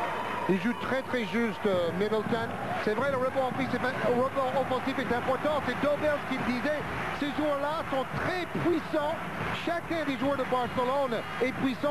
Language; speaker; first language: French; native; French